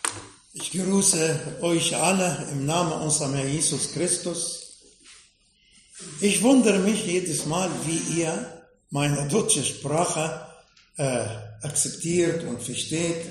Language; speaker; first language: German; non-native, fluent; Arabic